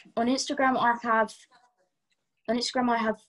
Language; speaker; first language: English; native; English